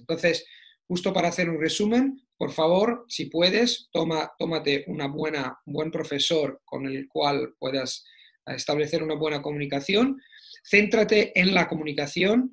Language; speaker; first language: Spanish; non-native, fluent; Italian